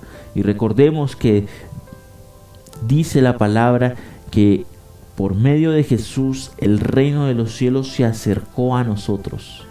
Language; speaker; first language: Spanish; native; Spanish